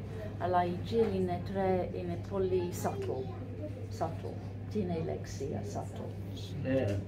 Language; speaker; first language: Greek; non-native, learner; English